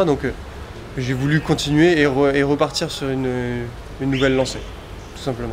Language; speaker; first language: French; native; French